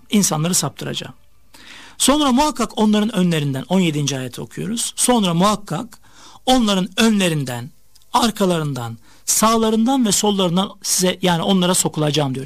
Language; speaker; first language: Turkish; native; Turkish